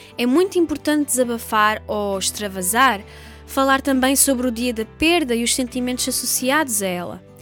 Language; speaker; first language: Portuguese; native; Portuguese